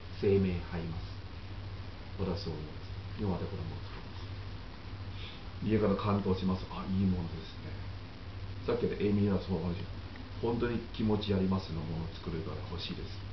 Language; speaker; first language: Japanese; non-native, learner; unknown